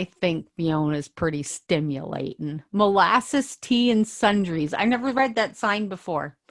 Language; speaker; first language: English; native; English